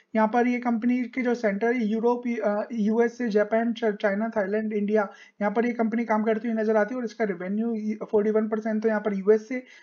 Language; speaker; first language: Hindi; native; Hindi